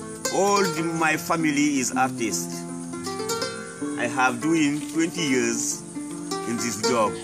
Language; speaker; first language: English; non-native, learner; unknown